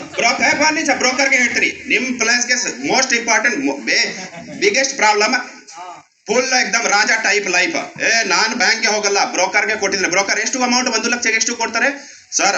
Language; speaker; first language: Kannada; non-native, learner; Hindi